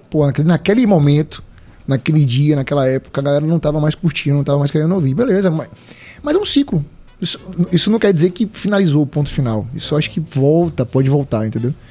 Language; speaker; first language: Portuguese; native; Portuguese